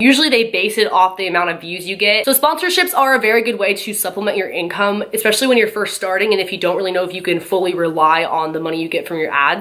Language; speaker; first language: English; native; English